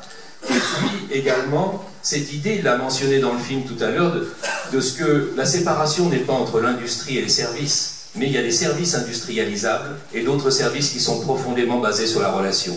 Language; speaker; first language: French; native; French